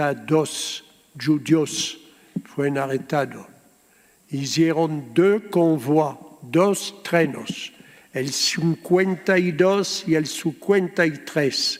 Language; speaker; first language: Spanish; early bilingual, heritage; Spanish